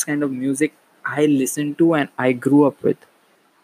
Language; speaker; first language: English; non-native, local second language; Marathi